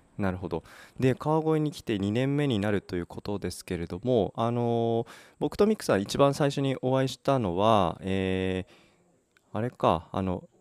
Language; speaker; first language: Japanese; native; Japanese